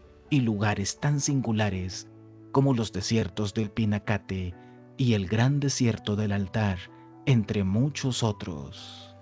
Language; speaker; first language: Spanish; non-native, fluent; Portuguese